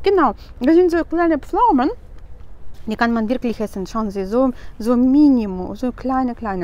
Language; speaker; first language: German; non-native, fluent; Russian